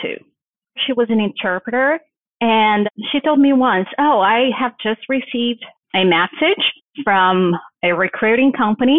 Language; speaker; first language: English; non-native, fluent; Portuguese